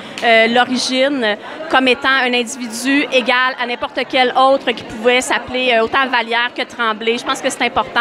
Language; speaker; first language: French; native; French